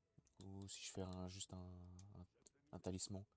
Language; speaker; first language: French; native; French